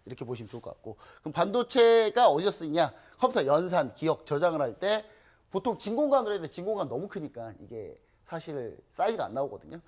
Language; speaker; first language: Korean; native; Korean